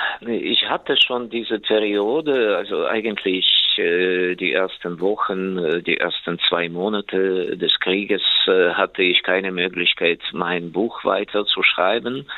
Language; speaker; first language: German; non-native, fluent; Ukrainian